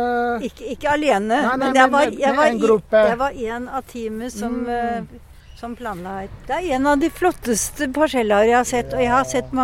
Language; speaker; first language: Norwegian; native; Norwegian